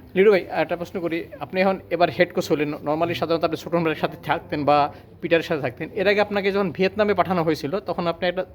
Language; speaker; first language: Bangla; native; Bangla